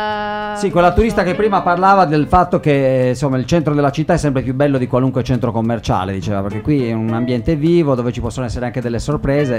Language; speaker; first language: Italian; native; Italian